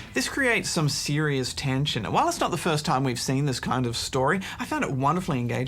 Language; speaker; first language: English; native; English